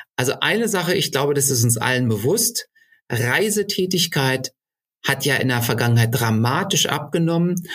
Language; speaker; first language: German; native; German